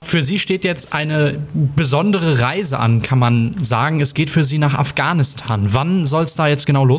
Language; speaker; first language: German; native; German